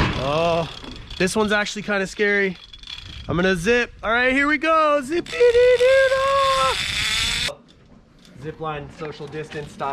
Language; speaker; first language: English; native; English